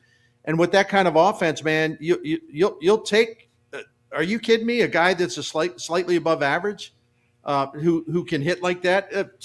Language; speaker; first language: English; native; English